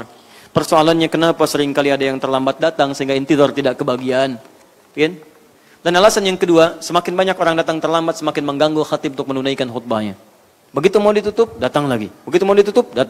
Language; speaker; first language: Indonesian; native; Indonesian